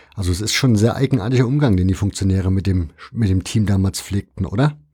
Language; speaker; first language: German; native; German